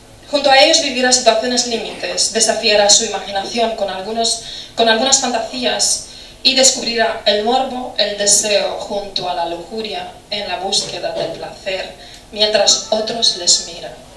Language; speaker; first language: Spanish; non-native, fluent; Romanian